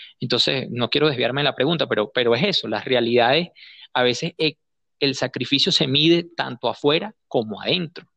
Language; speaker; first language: Spanish; native; Spanish